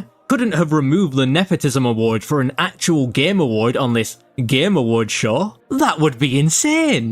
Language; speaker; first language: English; native; English